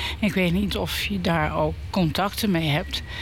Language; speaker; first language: Dutch; native; Dutch